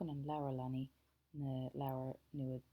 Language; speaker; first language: Irish; non-native, local second language; English